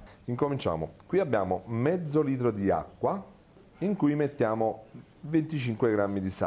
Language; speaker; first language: Italian; native; Italian